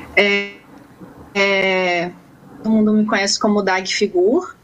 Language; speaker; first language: Portuguese; native; Portuguese